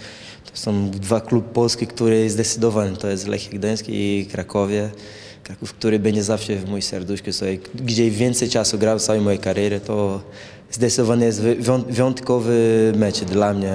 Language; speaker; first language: Polish; non-native, fluent; Portuguese